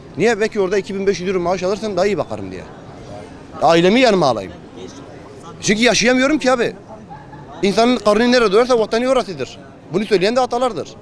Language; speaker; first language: Turkish; native; Turkish